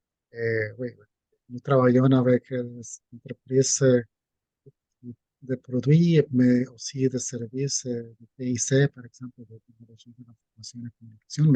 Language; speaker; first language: French; non-native, fluent; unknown